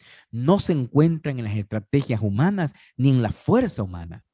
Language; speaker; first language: Spanish; native; Spanish